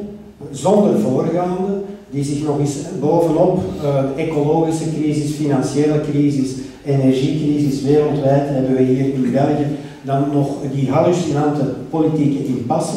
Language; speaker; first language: Dutch; native; Dutch